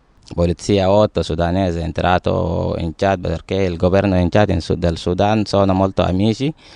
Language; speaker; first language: Italian; non-native, learner; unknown